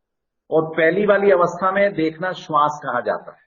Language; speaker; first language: Hindi; native; Hindi